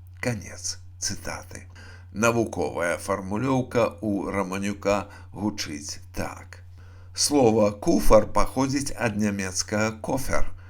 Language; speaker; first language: Belarusian; native; Belarusian